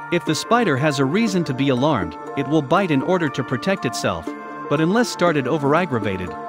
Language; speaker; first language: English; native; English